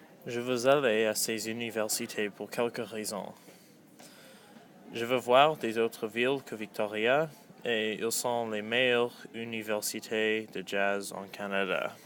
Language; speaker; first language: French; non-native, local second language; English